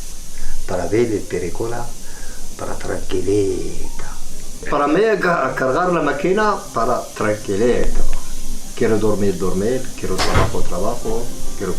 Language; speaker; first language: Spanish; non-native, learner; Arabic